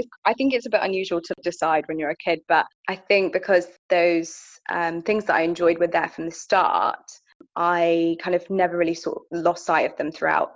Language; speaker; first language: English; native; English